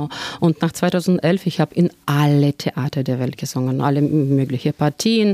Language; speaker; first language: German; non-native, fluent; Russian